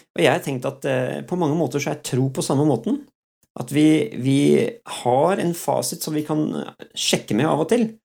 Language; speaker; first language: Norwegian; early bilingual, other home language; Dutch